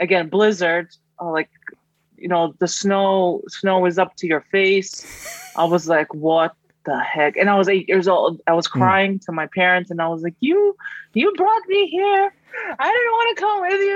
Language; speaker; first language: English; non-native, fluent; Kazakh